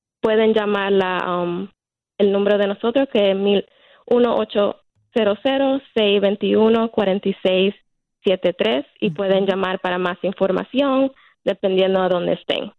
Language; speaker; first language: Spanish; early bilingual, heritage; Spanish